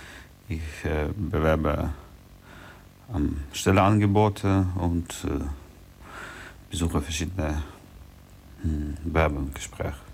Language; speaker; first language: German; non-native, learner; Ukrainian